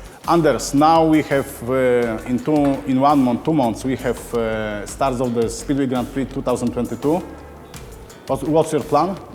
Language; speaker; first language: English; non-native, learner; Polish